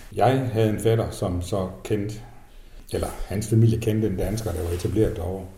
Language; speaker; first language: Danish; native; Danish